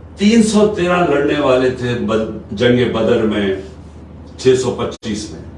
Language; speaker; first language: Urdu; native; Urdu